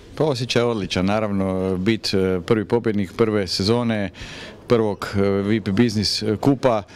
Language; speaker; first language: Croatian; native; Croatian